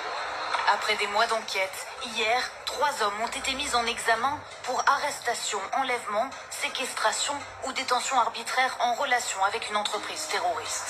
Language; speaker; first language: French; native; French